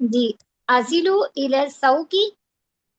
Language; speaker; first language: Arabic; non-native, learner; Urdu